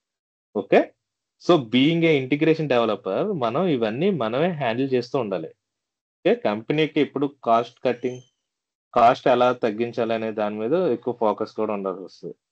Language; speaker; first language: Telugu; native; Telugu